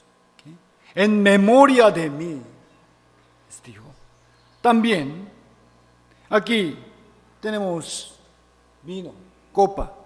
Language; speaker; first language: Spanish; non-native, fluent; Korean